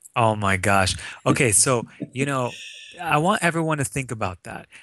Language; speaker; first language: English; early bilingual, other home language; Arabic